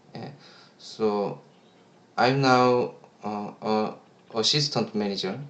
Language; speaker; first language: English; non-native, learner; Korean